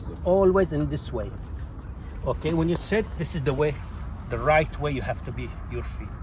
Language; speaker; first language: English; non-native, fluent; Arabic